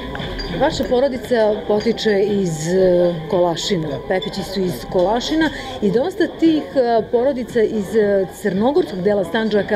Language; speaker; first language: Serbian; native; Serbian